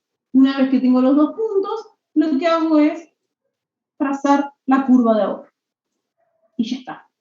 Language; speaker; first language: Spanish; native; Spanish